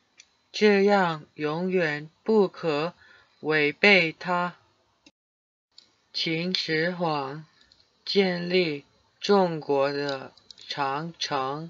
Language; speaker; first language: Chinese; non-native, learner; English